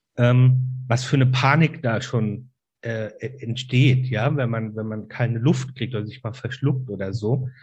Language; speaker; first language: German; native; German